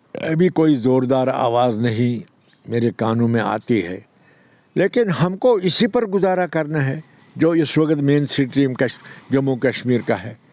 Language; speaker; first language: Urdu; non-native, local second language; Kashmiri